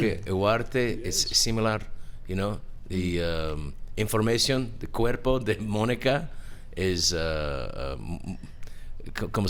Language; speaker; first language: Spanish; non-native, learner; English